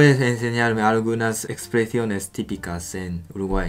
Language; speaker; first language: Spanish; non-native, learner; Japanese